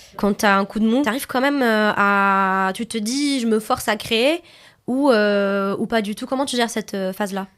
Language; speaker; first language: French; non-native, fluent; Arabic